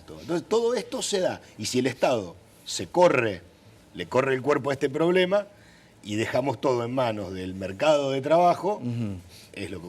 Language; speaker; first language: Spanish; native; Spanish